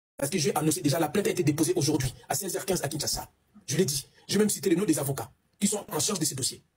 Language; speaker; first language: French; non-native, local second language; Lingala